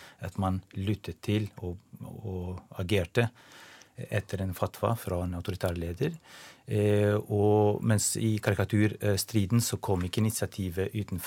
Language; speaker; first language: Norwegian; non-native, fluent; Albanian